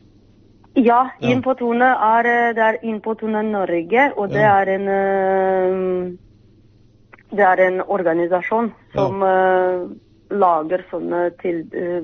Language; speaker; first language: Norwegian; non-native, fluent; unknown